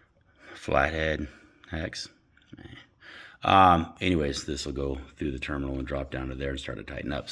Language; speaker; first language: English; native; English